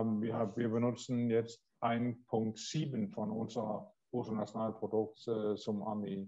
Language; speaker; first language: German; non-native, learner; Danish